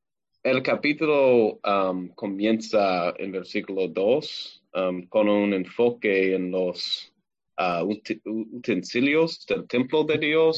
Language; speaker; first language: Spanish; non-native, learner; English